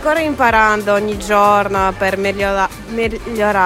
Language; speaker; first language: Italian; non-native, learner; Russian